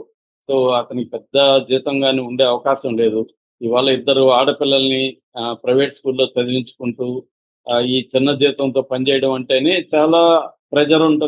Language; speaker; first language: Telugu; native; Telugu